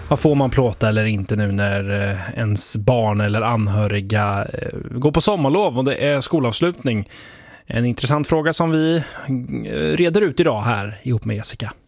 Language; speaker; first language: Swedish; native; Swedish